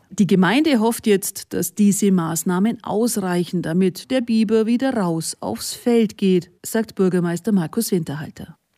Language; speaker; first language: German; native; German